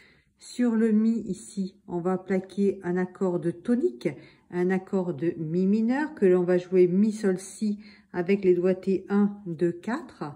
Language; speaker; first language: French; native; French